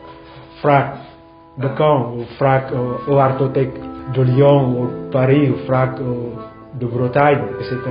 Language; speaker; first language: French; non-native, fluent; Indonesian